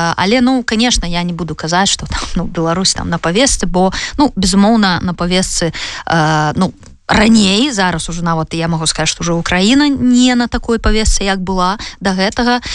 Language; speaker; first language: Belarusian; non-native, local second language; Russian